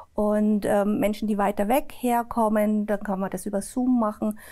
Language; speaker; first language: German; native; German